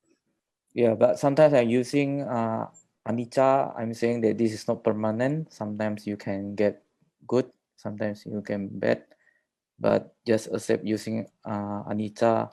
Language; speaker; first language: English; non-native, learner; Indonesian